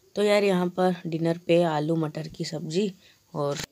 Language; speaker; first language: Hindi; non-native, local second language; Odia